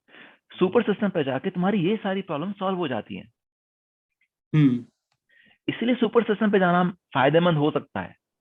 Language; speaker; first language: Hindi; native; Hindi